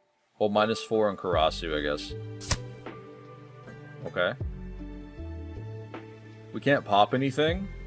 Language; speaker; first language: English; native; English